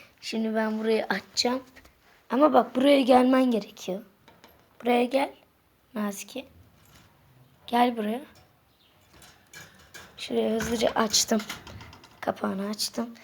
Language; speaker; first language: Turkish; native; Turkish